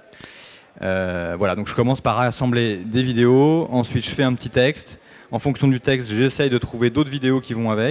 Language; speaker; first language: French; native; French